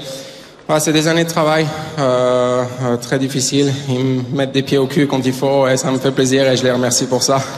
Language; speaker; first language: French; native; French